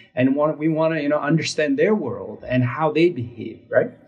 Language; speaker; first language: English; non-native, fluent; Mongolian